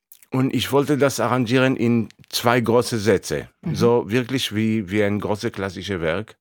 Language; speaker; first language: German; non-native, fluent; Hebrew